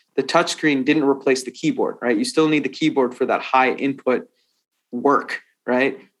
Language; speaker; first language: English; native; English